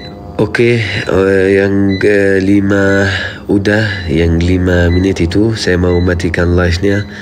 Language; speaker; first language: Indonesian; non-native, fluent; Arabic